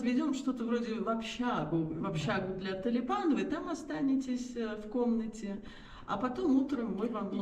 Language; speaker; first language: Russian; native; Russian